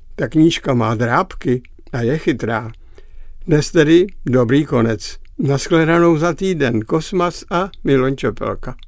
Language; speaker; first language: Czech; native; Czech